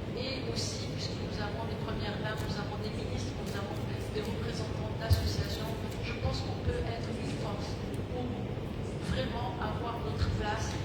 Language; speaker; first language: French; non-native, local second language; Arabic